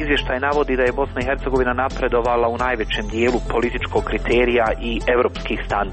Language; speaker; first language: Croatian; native; Croatian